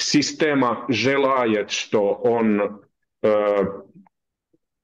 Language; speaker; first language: Russian; non-native, learner; Finnish